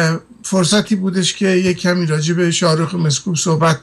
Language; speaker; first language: Persian; native; Persian